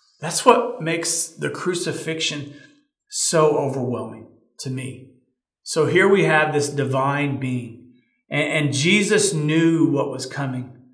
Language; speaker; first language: English; native; English